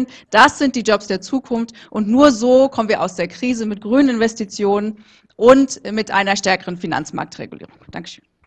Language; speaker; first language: German; native; German